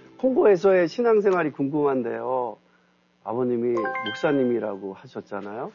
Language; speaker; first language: Korean; native; Korean